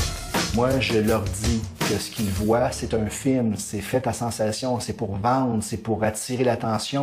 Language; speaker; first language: French; native; French